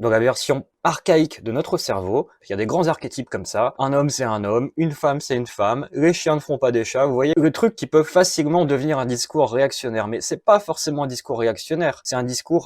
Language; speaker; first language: French; native; French